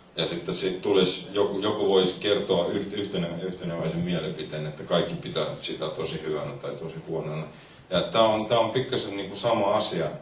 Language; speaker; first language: Finnish; non-native, fluent; Russian